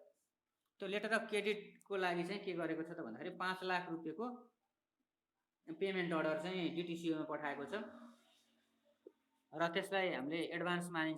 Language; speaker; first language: Nepali; native; Nepali